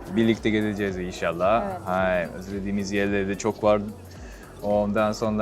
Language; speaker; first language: Turkish; non-native, fluent; Japanese